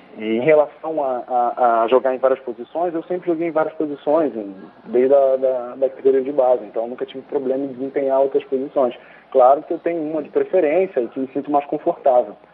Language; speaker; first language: Portuguese; native; Portuguese